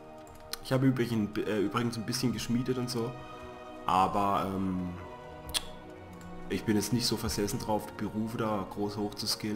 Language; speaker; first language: German; native; German